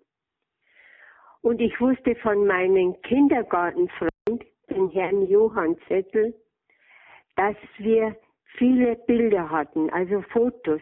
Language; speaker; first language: German; native; German